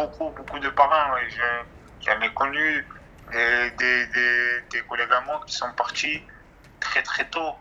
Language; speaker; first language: French; native; French